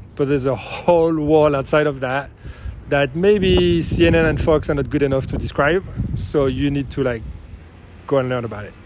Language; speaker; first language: English; non-native, fluent; French